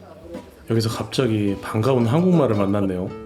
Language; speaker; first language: Korean; native; Korean